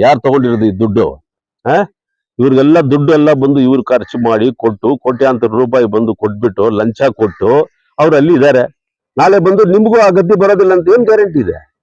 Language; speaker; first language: Kannada; non-native, local second language; Tamil